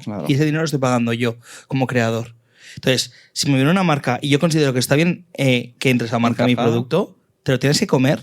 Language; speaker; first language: Spanish; native; Spanish